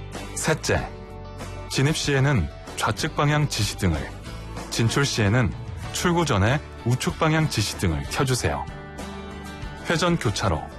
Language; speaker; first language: Korean; native; Korean